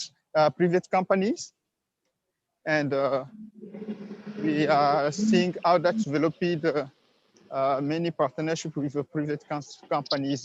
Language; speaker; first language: English; non-native, learner; Swahili